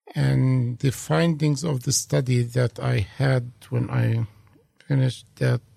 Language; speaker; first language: English; non-native, fluent; Arabic